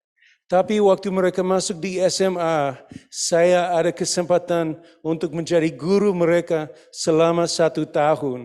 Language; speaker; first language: Indonesian; non-native, fluent; English